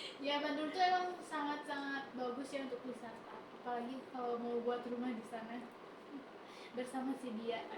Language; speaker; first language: Indonesian; native; Indonesian